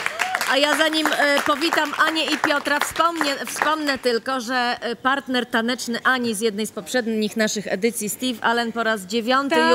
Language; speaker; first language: Polish; native; Polish